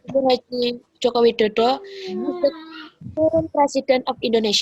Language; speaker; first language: English; non-native, learner; Indonesian